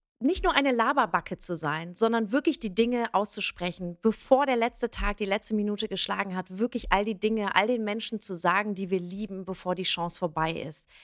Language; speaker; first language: German; early bilingual, other home language; Persian